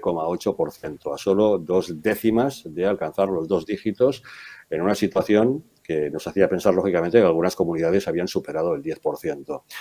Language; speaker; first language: Spanish; native; Spanish